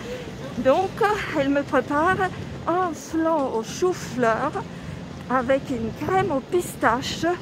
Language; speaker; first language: French; non-native, fluent; Italian